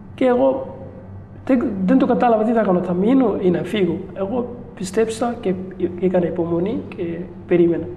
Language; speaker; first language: Greek; non-native, learner; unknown